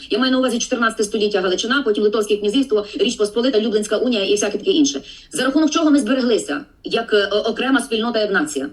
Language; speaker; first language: Ukrainian; native; Ukrainian